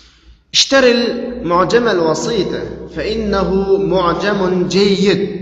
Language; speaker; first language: Arabic; non-native, fluent; Uyghur